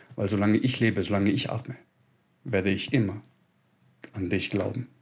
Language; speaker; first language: German; early bilingual, other home language; Croatian